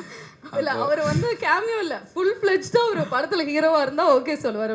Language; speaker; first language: Tamil; native; Tamil